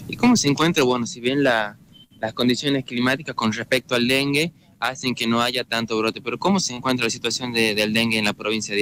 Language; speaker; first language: Spanish; native; Spanish